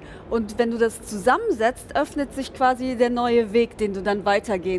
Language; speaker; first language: German; native; German